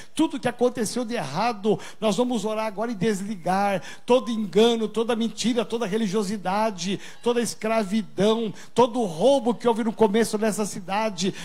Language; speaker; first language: Portuguese; native; Portuguese